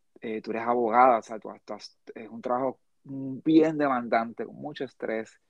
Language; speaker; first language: Spanish; early bilingual, heritage; Spanish